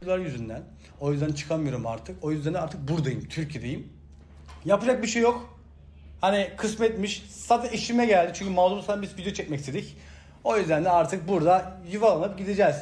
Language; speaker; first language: Turkish; early bilingual, heritage; Turkish